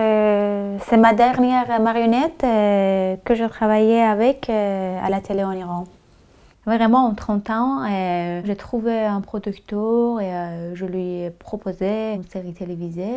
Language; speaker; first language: French; non-native, fluent; Persian